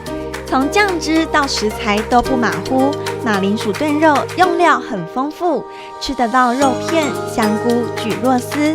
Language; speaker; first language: Chinese; native; Chinese